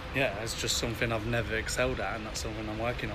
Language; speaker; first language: English; native; English